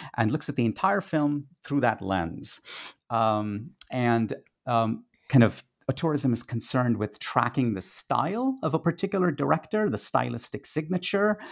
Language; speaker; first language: English; non-native, local second language; Tamil